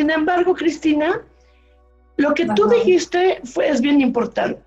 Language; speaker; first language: Spanish; native; Spanish